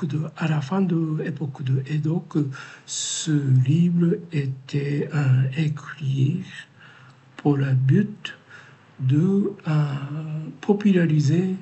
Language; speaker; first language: French; non-native, learner; Japanese